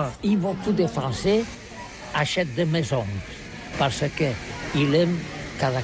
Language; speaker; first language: French; non-native, learner; Catalan